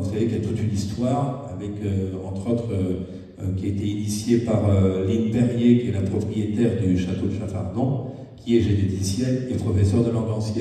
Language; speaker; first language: French; native; French